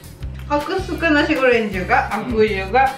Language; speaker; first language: Indonesian; non-native, learner; Japanese